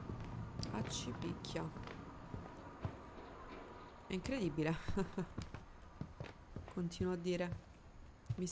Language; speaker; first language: Italian; native; Italian